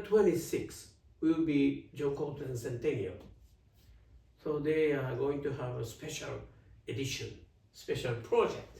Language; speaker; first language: English; non-native, fluent; Japanese